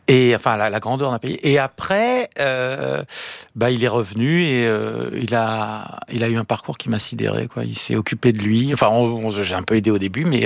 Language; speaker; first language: French; native; French